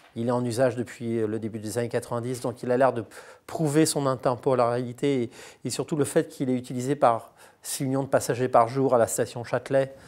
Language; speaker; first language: French; native; French